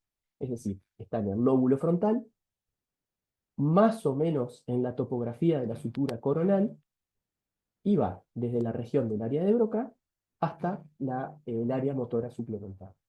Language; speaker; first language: Spanish; native; Spanish